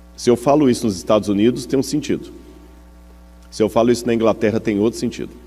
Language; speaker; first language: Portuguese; native; Portuguese